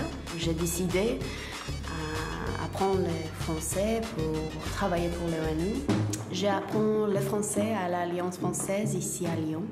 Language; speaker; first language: French; non-native, fluent; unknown